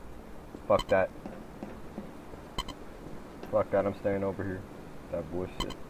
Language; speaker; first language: English; native; English